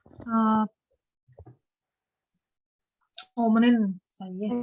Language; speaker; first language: Korean; non-native, learner; Russian